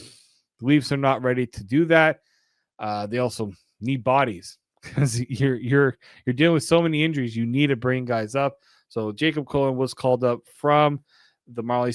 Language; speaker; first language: English; native; English